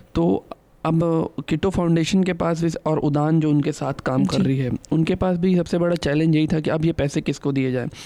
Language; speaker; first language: Hindi; native; Hindi